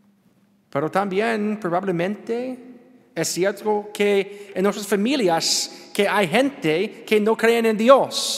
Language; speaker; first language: Spanish; non-native, learner; English